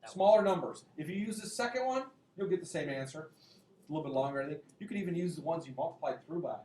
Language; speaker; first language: English; native; English